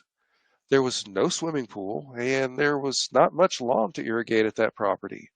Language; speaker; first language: English; native; English